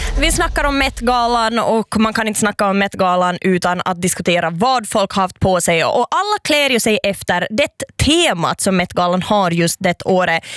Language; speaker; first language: Swedish; native; Swedish